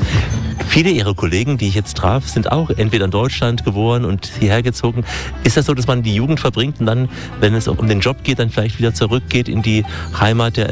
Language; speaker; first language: German; native; German